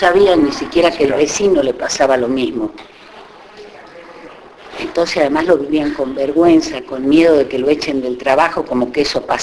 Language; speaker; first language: Spanish; native; Spanish